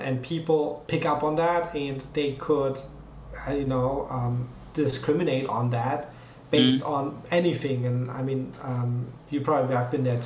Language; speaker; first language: English; non-native, fluent; German